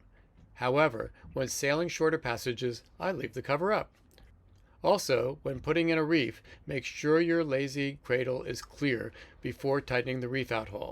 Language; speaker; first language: English; native; English